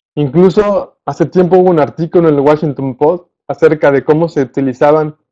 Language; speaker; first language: Spanish; native; Spanish